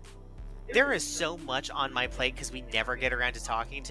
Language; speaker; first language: English; native; English